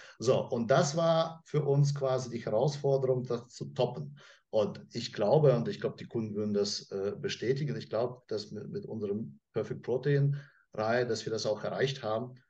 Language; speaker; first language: German; non-native, fluent; Russian